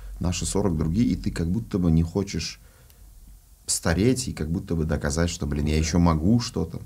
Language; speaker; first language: Russian; non-native, local second language; Uzbek